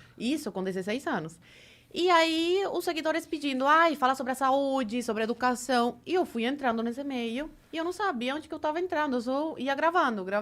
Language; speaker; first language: Portuguese; non-native, fluent; Spanish